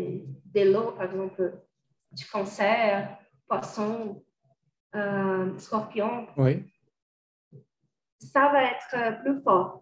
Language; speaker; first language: French; non-native, fluent; Portuguese